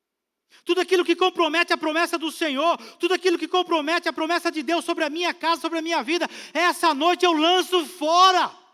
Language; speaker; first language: Portuguese; native; Portuguese